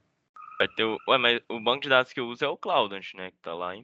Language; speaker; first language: Portuguese; native; Portuguese